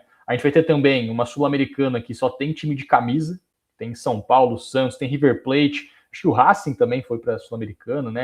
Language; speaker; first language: Portuguese; native; Portuguese